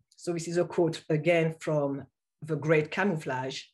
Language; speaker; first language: English; non-native, fluent; French